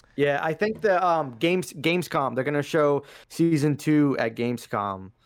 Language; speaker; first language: English; early bilingual, other home language; Arabic